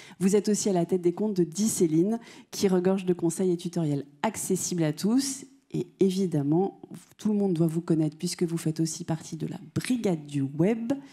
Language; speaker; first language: French; native; French